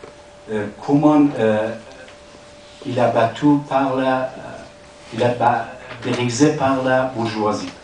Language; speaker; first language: French; non-native, learner; Persian